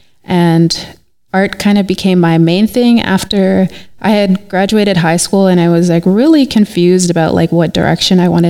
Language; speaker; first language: English; native; English